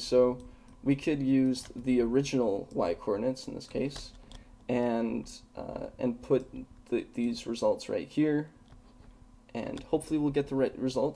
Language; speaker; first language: English; native; English